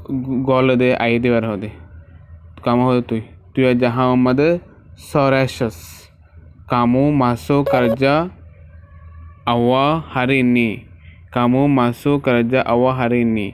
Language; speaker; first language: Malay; non-native, learner; Rohingya